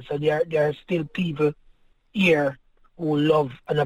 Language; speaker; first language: English; non-native, local second language; Jamaican Creole English